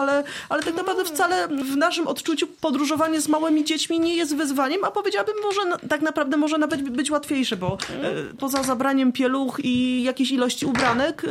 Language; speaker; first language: Polish; native; Polish